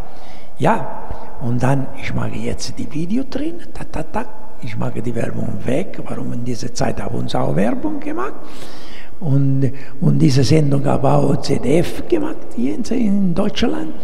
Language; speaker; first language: German; non-native, learner; Italian